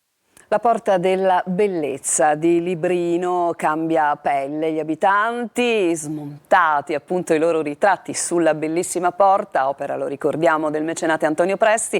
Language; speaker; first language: Italian; native; Italian